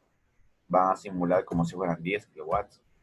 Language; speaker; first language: Spanish; native; Spanish